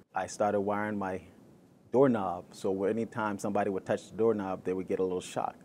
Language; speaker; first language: English; native; English